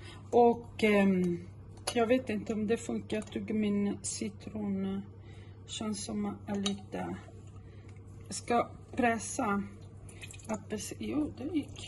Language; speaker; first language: Swedish; non-native, local second language; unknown